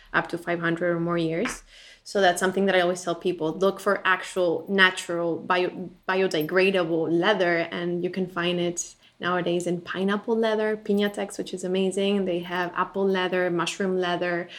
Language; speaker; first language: English; non-native, fluent; Spanish